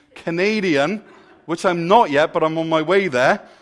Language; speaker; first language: English; native; English